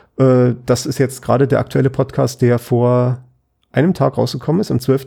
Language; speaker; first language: German; native; German